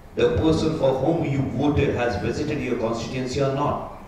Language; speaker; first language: English; non-native, local second language; Marathi